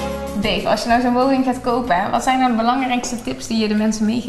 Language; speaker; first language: Dutch; native; Dutch